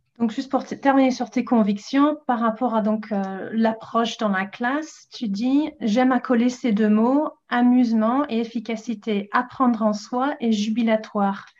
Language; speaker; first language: French; non-native, fluent; English